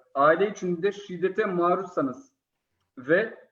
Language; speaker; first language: Turkish; early bilingual, heritage; Turkish